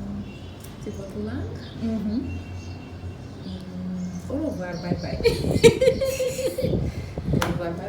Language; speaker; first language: French; non-native, local second language; Wolof